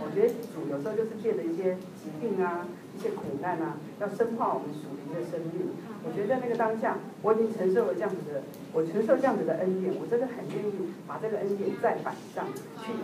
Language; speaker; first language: Chinese; native; Chinese